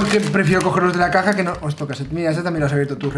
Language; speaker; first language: Spanish; native; Spanish